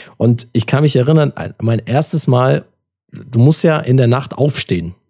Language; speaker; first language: German; early bilingual, other home language; Turkish